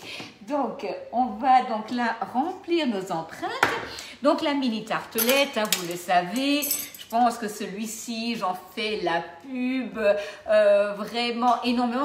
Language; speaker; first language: French; native; French